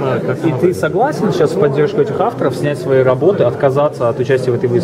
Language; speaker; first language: Russian; native; Russian